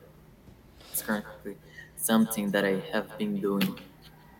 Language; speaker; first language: English; non-native, fluent; Portuguese